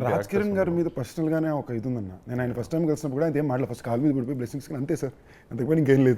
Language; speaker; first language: Telugu; native; Telugu